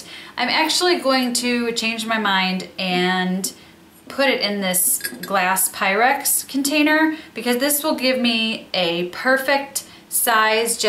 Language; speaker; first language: English; native; English